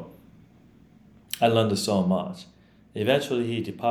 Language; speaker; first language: English; non-native, fluent; Korean